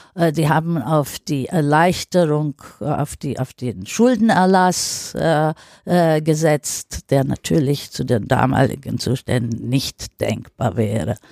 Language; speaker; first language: German; non-native, fluent; Greek